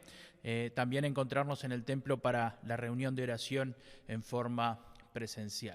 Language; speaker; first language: Spanish; native; Spanish